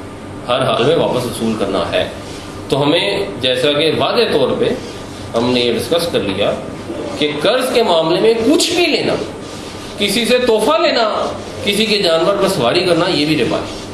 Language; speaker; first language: Urdu; native; Urdu